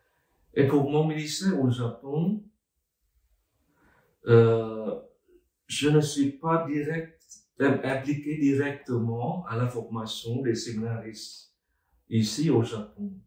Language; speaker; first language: French; non-native, fluent; Vietnamese